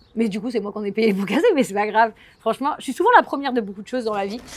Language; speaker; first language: French; early bilingual, other home language; English